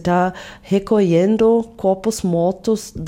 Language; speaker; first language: Portuguese; non-native, fluent; German